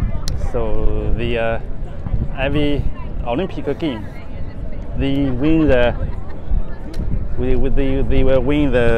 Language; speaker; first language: English; non-native, learner; Chinese